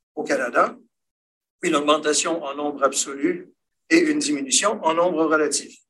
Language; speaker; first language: French; native; French